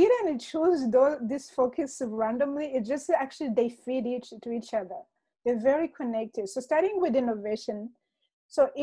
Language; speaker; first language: English; non-native, local second language; Kinyarwanda